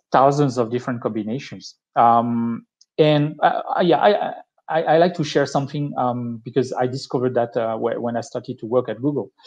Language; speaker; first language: English; non-native, fluent; French